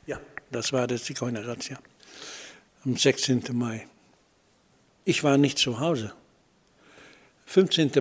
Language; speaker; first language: German; non-native, fluent; Dutch